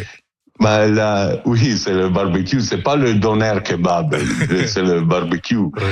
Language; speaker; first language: French; non-native, learner; Italian